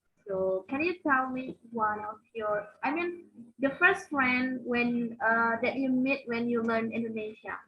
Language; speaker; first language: English; non-native, fluent; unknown